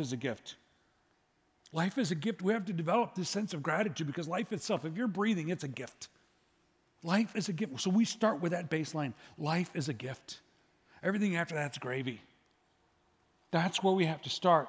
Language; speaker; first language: English; native; English